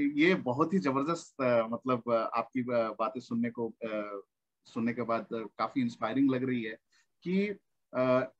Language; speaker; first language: Hindi; native; Hindi